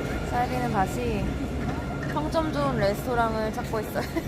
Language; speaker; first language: Korean; native; Korean